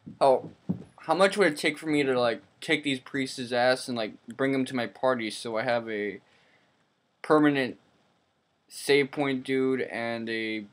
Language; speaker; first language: English; native; English